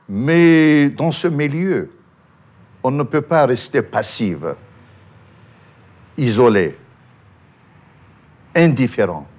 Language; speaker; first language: French; non-native, fluent; Armenian